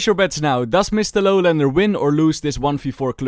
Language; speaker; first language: English; non-native, fluent; Dutch